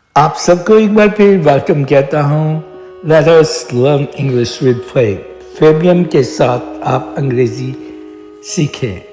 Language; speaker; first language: Urdu; native; Urdu